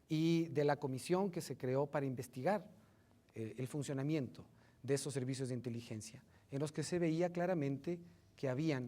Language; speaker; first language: Spanish; native; Spanish